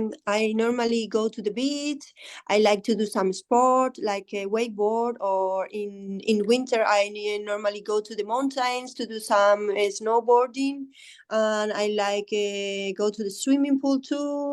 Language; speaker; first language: English; early bilingual, heritage; Spanish